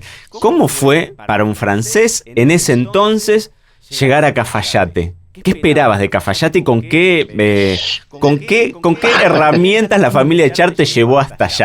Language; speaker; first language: Spanish; native; Spanish